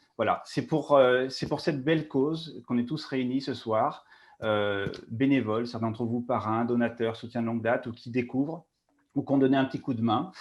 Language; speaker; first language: French; native; French